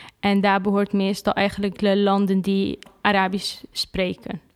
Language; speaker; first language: Dutch; non-native, fluent; Arabic